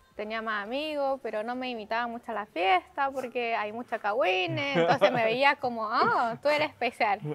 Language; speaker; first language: Spanish; non-native, fluent; Chinese